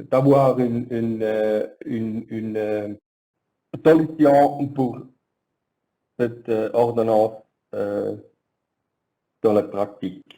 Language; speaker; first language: French; non-native, learner; German